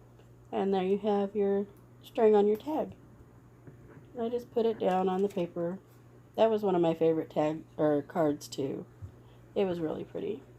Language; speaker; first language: English; native; English